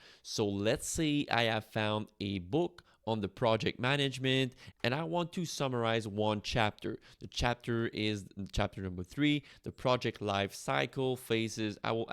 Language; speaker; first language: English; non-native, fluent; French